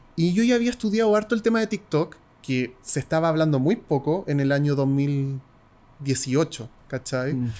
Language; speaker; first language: Spanish; native; Spanish